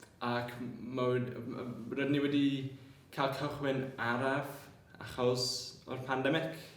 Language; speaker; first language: Welsh; non-native, local second language; English